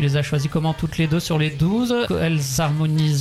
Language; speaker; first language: French; native; French